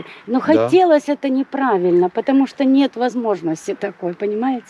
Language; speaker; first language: Russian; native; Russian